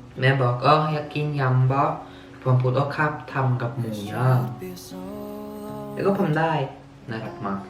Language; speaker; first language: Thai; early bilingual, heritage; Thai